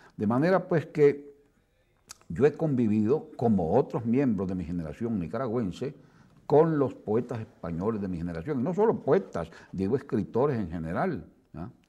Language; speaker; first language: Spanish; native; Spanish